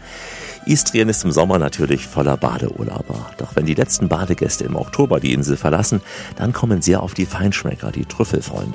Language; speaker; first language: German; native; German